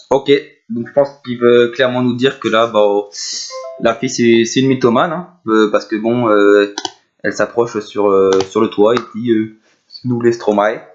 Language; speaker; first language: French; native; French